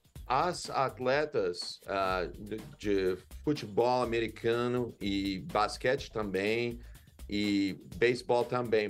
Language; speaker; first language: Portuguese; non-native, learner; English